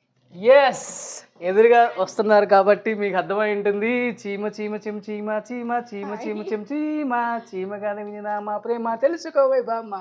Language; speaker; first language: Telugu; native; Telugu